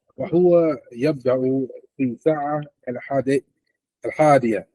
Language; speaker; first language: Arabic; non-native, learner; English